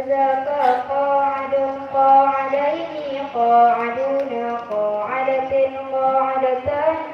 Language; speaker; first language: Arabic; non-native, learner; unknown